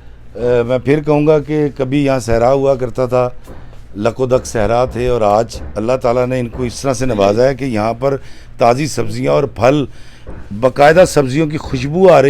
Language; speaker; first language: Hindi; non-native, local second language; Punjabi